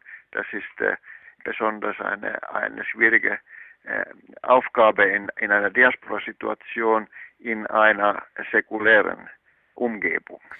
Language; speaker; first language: German; non-native, fluent; Finnish